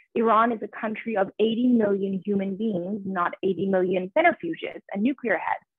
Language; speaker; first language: English; early bilingual, other home language; Persian